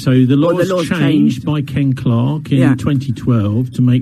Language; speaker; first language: English; native; English